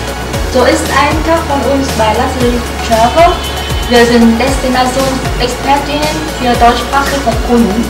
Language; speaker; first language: German; non-native, fluent; Vietnamese